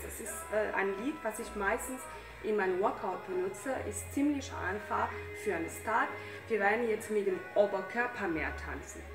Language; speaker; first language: German; non-native, fluent; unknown